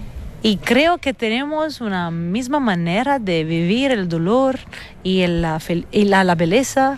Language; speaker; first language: Spanish; non-native, fluent; Italian